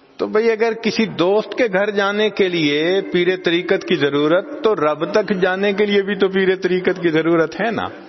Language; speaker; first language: Urdu; non-native, local second language; Punjabi